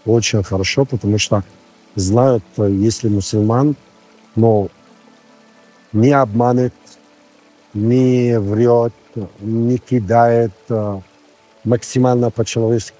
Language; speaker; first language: Russian; non-native, fluent; Arabic